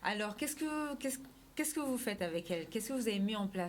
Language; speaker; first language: French; native; French